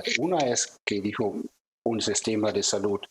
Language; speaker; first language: Spanish; non-native, fluent; German